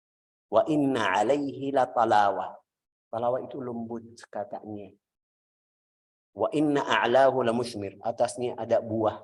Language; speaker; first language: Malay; non-native, fluent; Arabic